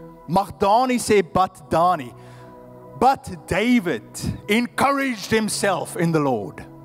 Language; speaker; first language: English; non-native, local second language; Afrikaans